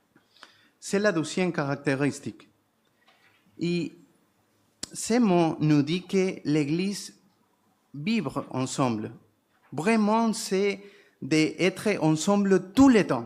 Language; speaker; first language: French; non-native, fluent; Spanish